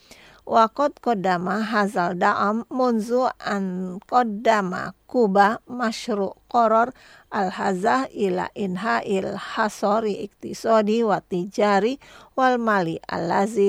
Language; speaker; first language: Arabic; non-native, fluent; Indonesian